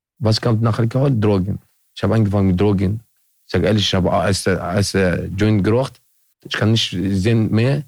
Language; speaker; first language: German; non-native, learner; Arabic